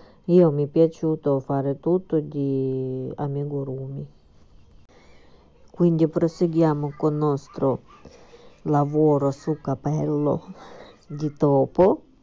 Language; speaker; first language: Italian; non-native, fluent; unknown